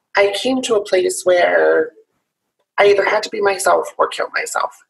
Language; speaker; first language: English; native; English